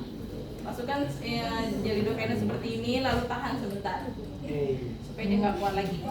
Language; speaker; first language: Indonesian; native; Indonesian